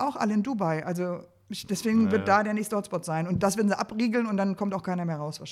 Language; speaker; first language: German; native; German